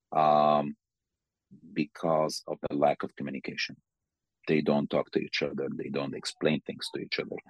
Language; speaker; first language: English; non-native, fluent; Arabic